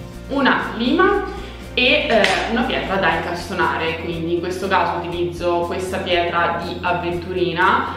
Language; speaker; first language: Italian; native; Italian